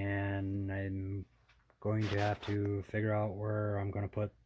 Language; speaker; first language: English; native; English